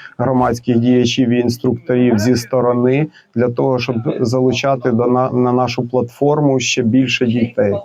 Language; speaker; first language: Ukrainian; native; Ukrainian